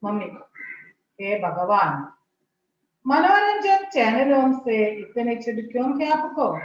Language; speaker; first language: Hindi; non-native, local second language; Malayalam